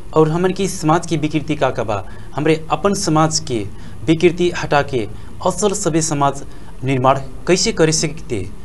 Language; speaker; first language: Bhojpuri; native; Bhojpuri